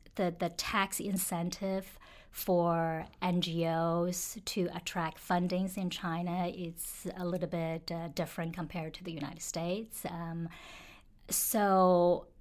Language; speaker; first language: English; non-native, fluent; Chinese